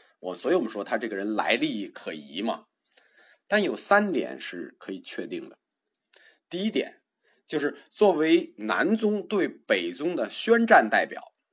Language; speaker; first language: Chinese; native; Chinese